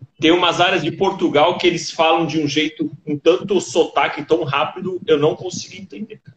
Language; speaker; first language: Portuguese; native; Portuguese